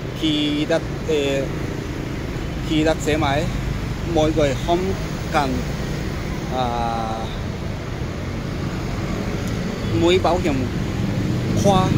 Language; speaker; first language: Vietnamese; non-native, learner; Japanese